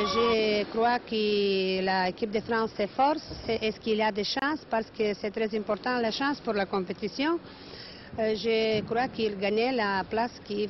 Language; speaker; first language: French; non-native, learner; Bulgarian